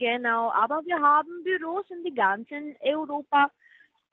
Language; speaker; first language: German; non-native, fluent; Spanish